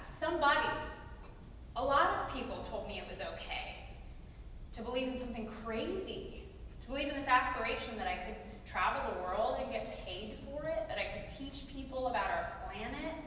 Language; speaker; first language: English; native; English